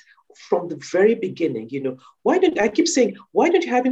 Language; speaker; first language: English; non-native, local second language; Yoruba